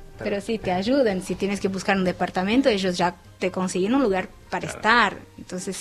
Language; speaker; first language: Spanish; non-native, fluent; Portuguese